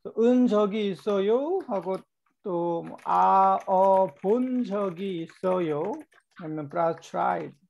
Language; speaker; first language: Korean; native; Korean